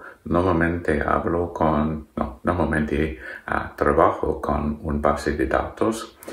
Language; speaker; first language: Spanish; non-native, learner; English